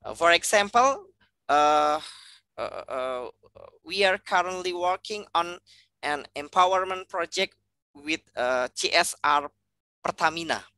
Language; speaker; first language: English; non-native, fluent; Indonesian